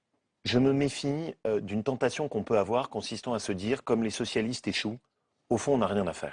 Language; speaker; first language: French; native; French